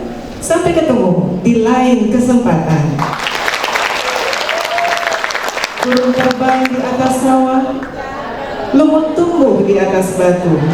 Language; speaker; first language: Indonesian; native; Indonesian